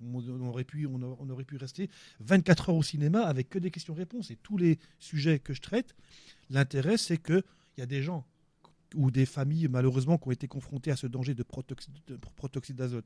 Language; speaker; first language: French; native; French